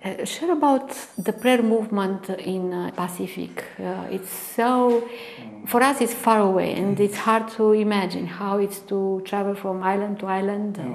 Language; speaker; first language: English; non-native, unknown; Romanian